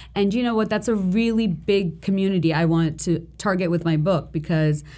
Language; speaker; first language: English; non-native, local second language; Bangla